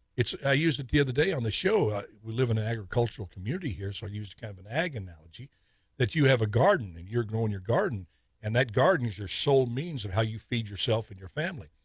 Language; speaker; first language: English; native; English